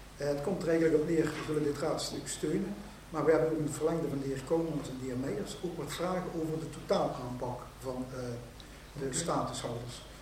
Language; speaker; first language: Dutch; native; Dutch